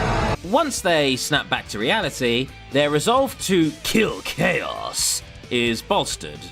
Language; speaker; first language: English; native; English